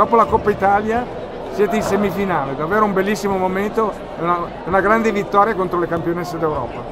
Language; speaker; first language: Italian; native; Italian